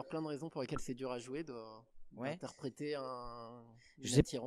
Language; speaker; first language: French; native; French